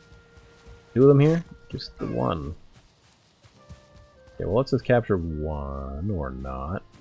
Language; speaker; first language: English; native; English